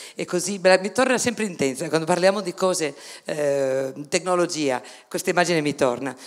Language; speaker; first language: Italian; non-native, fluent; Spanish